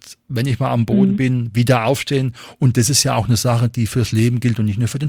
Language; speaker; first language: German; native; German